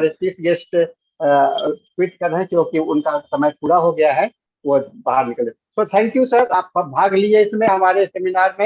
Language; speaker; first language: Hindi; native; Hindi